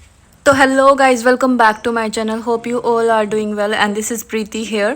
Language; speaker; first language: Hindi; native; Hindi